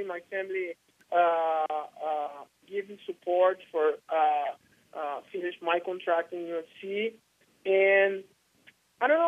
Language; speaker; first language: English; non-native, learner; Portuguese